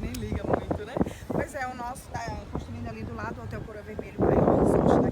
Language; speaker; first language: Portuguese; native; Portuguese